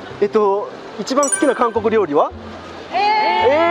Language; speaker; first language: Japanese; non-native, fluent; Korean